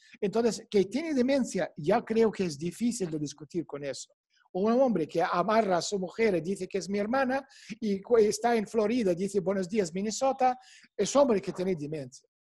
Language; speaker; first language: Spanish; non-native, fluent; Russian